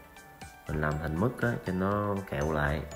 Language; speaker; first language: Vietnamese; native; Vietnamese